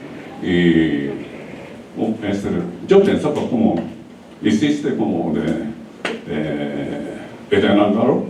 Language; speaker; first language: Spanish; non-native, learner; Japanese